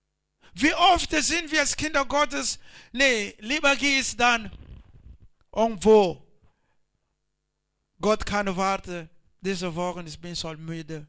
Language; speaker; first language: German; non-native, learner; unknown